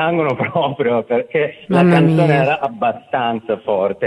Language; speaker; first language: Italian; non-native, fluent; Russian